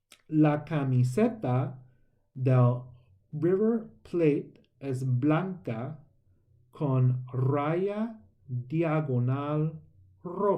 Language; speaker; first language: Spanish; non-native, fluent; English